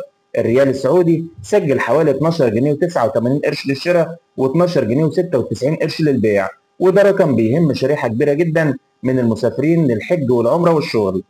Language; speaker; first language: Arabic; native; Arabic